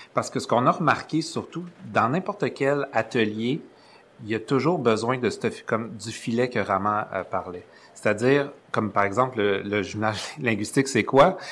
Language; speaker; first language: French; native; French